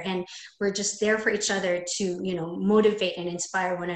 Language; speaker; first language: English; non-native, local second language; Filipino